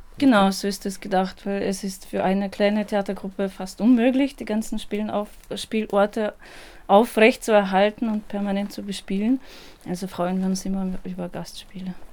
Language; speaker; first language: German; non-native, fluent; Russian